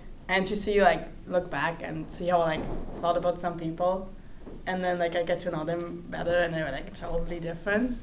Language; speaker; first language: English; non-native, fluent; German